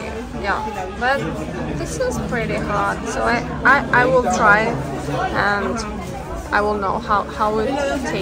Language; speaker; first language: English; non-native, learner; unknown